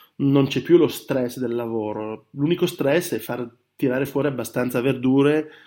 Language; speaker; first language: Italian; early bilingual, heritage; Italian